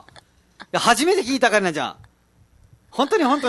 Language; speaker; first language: Japanese; non-native, fluent; Nepali